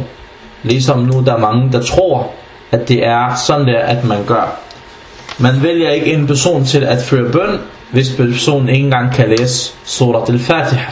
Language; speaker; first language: Danish; early bilingual, other home language; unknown